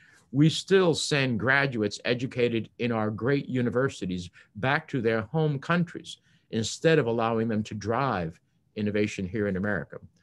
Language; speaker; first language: English; early bilingual, other home language; Spanish